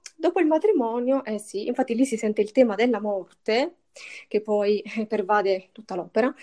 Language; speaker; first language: Italian; native; Italian